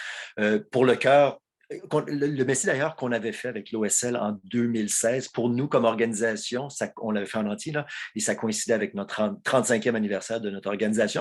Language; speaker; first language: French; native; French